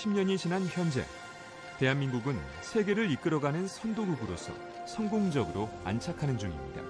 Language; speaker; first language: Korean; native; Korean